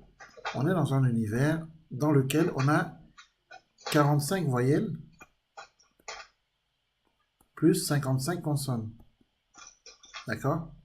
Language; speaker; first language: French; native; French